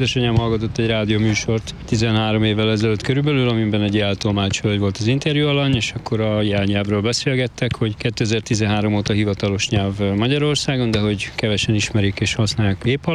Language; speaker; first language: Hungarian; native; Hungarian